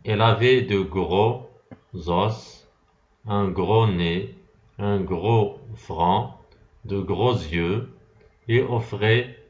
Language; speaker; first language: French; non-native, local second language; Arabic